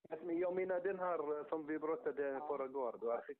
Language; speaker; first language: Swedish; non-native, learner; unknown